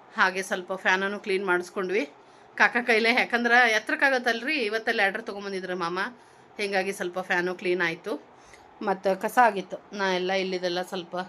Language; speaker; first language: Kannada; native; Kannada